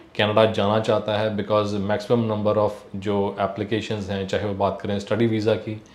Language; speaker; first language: Hindi; non-native, local second language; Punjabi